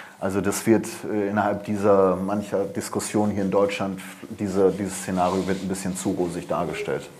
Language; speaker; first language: German; early bilingual, other home language; Persian